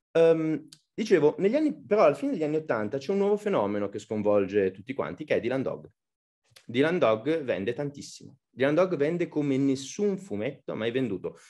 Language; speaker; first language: Italian; native; Italian